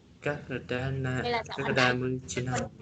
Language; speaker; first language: Russian; non-native, learner; Vietnamese